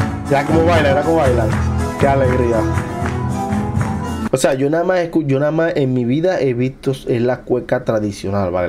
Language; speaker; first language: Spanish; native; Spanish